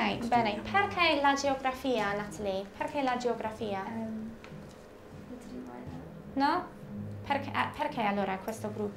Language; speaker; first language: Italian; non-native, fluent; English